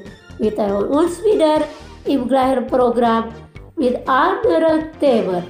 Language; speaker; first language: German; non-native, fluent; Indonesian